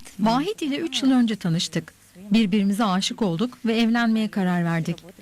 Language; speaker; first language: Turkish; non-native, fluent; Russian